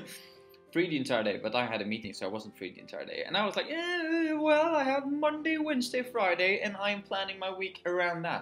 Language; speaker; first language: English; non-native, fluent; Swedish